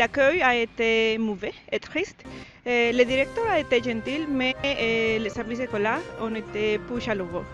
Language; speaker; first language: French; non-native, learner; Spanish